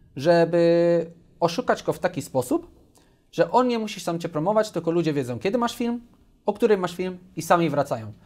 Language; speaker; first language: Polish; early bilingual, heritage; Polish